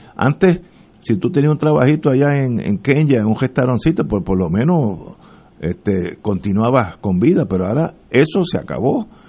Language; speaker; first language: Spanish; early bilingual, heritage; Spanish